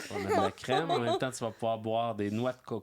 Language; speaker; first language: French; native; French